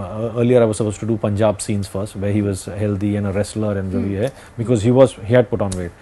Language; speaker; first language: English; non-native, local second language; Hindi